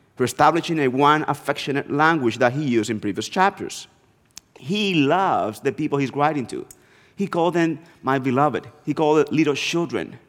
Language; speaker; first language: English; non-native, fluent; Spanish